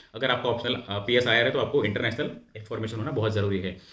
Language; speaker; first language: Hindi; non-native, local second language; Marathi